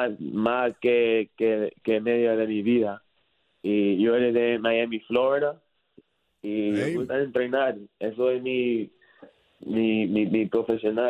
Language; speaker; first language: Spanish; early bilingual, heritage; English